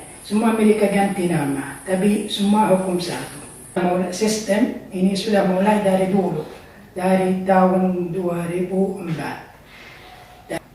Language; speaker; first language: Indonesian; non-native, learner; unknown